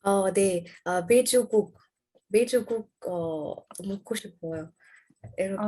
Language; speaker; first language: Korean; non-native, learner; Arabic